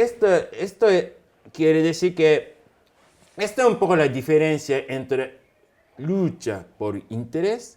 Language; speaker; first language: Spanish; non-native, fluent; Japanese